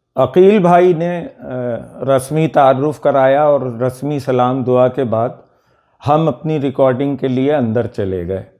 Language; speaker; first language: Urdu; native; Urdu